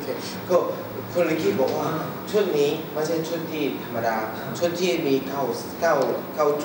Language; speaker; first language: Thai; non-native, learner; Chinese